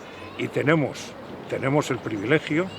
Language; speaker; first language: Spanish; native; Spanish